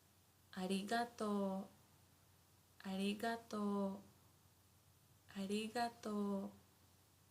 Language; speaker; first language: Japanese; non-native, fluent; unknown